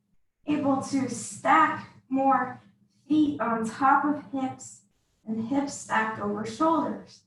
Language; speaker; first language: English; native; English